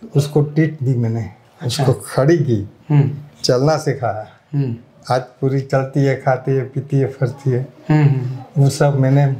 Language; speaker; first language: Hindi; non-native, local second language; Gujarati